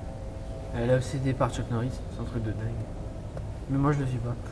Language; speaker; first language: French; native; French